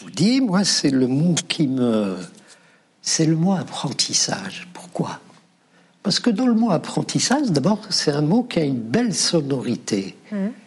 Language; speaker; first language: French; non-native, local second language; Arabic